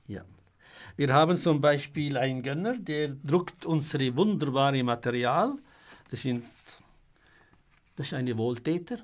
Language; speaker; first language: German; non-native, fluent; Arabic